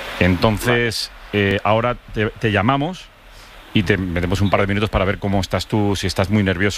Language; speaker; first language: Spanish; native; Spanish